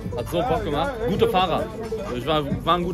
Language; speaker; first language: German; native; German